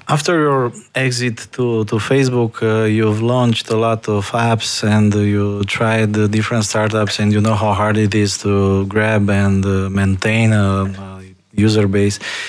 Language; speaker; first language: English; non-native, fluent; Romanian